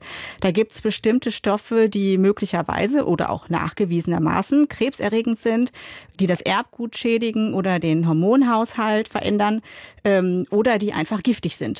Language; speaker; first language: German; native; German